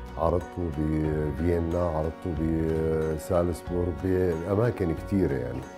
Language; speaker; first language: Arabic; native; Arabic